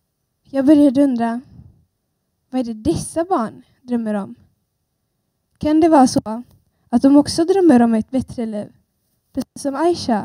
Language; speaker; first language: Swedish; early bilingual, other home language; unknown